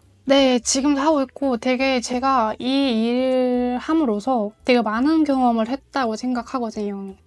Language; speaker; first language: Korean; non-native, fluent; Mongolian